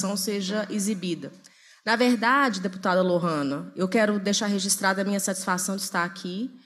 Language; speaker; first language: Portuguese; native; Portuguese